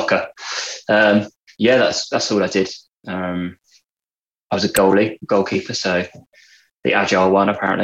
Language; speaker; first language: English; native; English